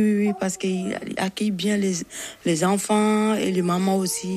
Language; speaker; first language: French; non-native, learner; Bambara